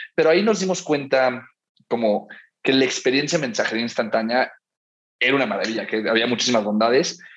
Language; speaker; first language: Spanish; early bilingual, heritage; Spanish